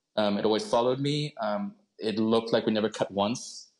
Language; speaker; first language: English; native; English